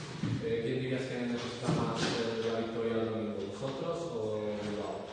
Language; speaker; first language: Spanish; native; Spanish